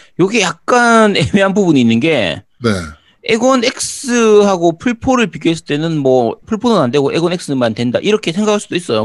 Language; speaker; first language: Korean; native; Korean